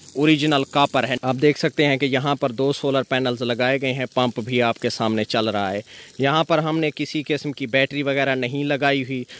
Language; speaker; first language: Urdu; non-native, local second language; Sindhi